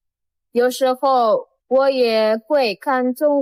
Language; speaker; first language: Chinese; non-native, fluent; Indonesian